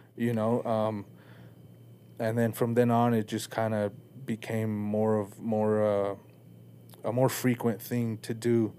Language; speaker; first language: English; early bilingual, other home language; Spanish